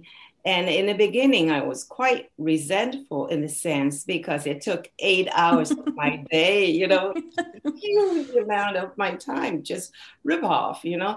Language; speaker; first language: English; non-native, fluent; Chinese